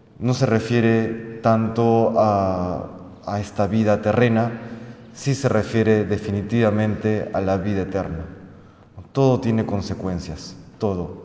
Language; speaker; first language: Spanish; native; Spanish